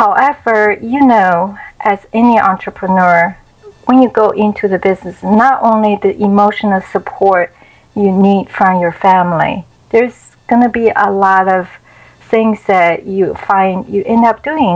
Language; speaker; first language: English; non-native, fluent; Chinese